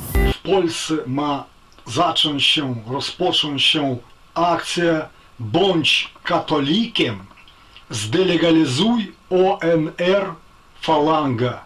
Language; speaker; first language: Polish; non-native, fluent; Ukrainian